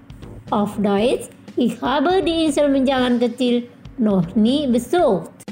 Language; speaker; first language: German; non-native, fluent; Indonesian